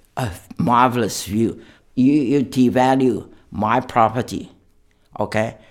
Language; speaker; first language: English; non-native, fluent; Chinese